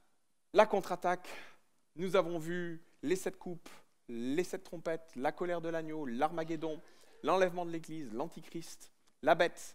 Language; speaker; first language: French; native; French